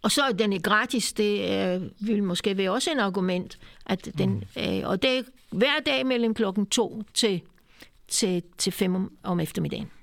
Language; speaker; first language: Danish; non-native, fluent; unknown